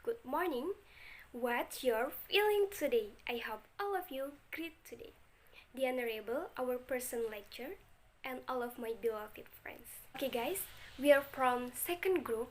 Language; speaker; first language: English; non-native, learner; Indonesian